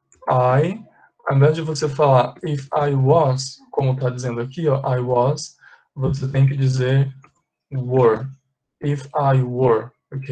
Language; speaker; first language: Portuguese; native; Portuguese